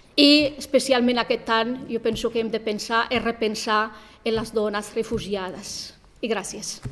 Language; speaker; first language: Catalan; non-native, fluent; Arabic